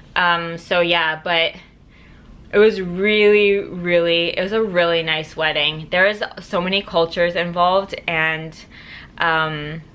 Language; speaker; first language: English; native; English